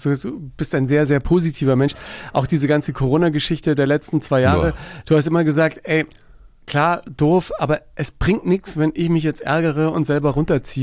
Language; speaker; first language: German; native; German